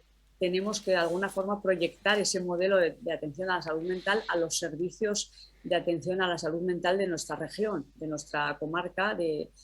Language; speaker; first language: Spanish; native; Spanish